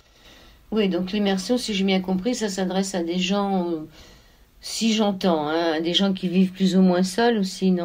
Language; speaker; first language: French; native; French